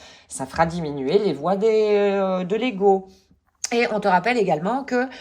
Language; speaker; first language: French; native; French